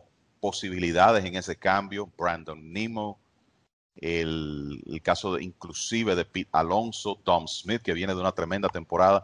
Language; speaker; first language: Spanish; native; Spanish